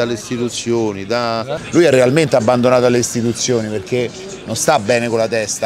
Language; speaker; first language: Italian; native; Italian